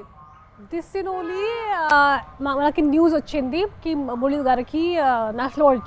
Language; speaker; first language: Telugu; non-native, local second language; Hindi